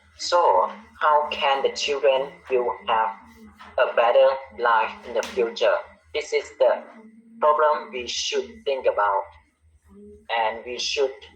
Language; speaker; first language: English; non-native, learner; Khmer